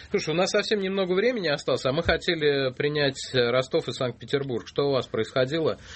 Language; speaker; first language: Russian; native; Russian